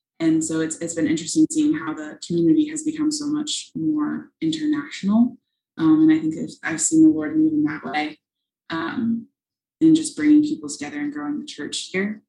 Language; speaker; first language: English; native; English